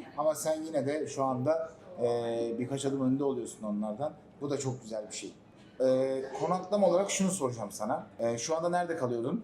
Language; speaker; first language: Turkish; native; Turkish